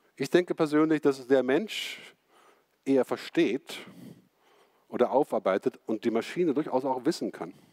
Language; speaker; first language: German; native; German